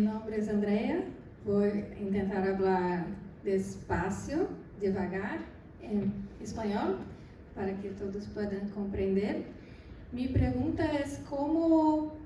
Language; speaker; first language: Spanish; non-native, fluent; Portuguese